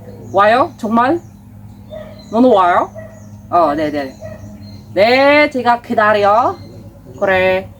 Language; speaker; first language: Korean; non-native, learner; Filipino